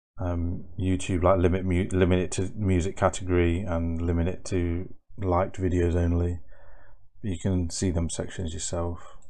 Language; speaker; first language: English; native; English